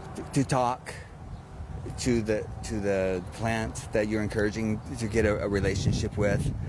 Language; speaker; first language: English; native; English